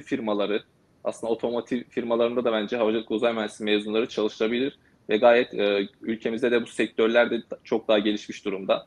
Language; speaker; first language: Turkish; native; Turkish